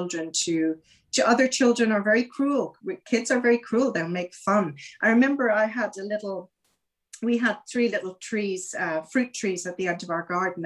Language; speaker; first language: English; native; English